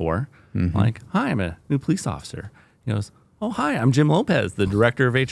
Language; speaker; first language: English; native; English